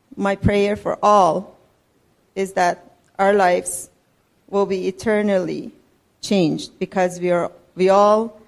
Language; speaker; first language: English; non-native, fluent; Persian